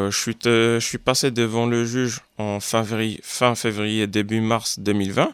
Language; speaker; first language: French; non-native, local second language; Arabic